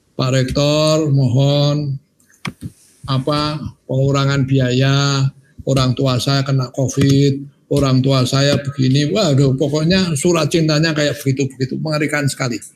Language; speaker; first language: Indonesian; non-native, local second language; Javanese